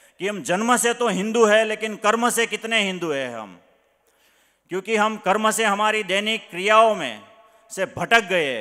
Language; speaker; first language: Hindi; non-native, local second language; Gujarati